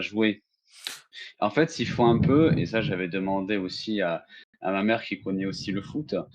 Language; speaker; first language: French; native; French